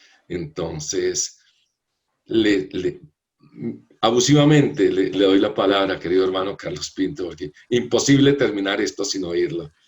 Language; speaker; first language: Spanish; native; Spanish